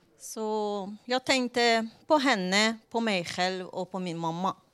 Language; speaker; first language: Swedish; non-native, fluent; Persian